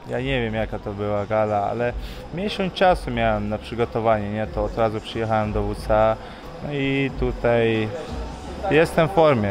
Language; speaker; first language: Polish; non-native, fluent; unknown